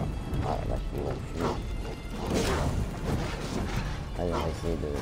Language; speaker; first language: French; native; French